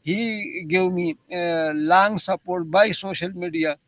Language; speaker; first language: English; non-native, learner; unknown